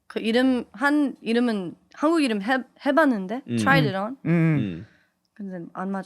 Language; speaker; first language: Korean; early bilingual, heritage; English